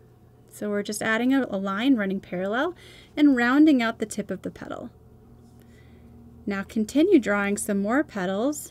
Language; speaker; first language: English; native; English